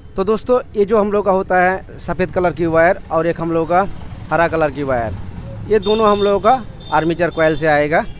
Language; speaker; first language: Hindi; non-native, local second language; Bangla